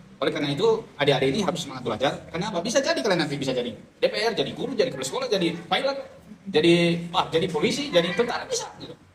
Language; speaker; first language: Indonesian; non-native, local second language; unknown